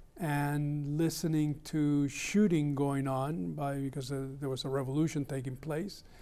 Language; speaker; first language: English; early bilingual, other home language; Spanish